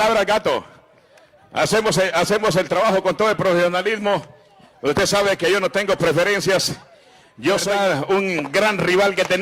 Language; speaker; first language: Spanish; native; Spanish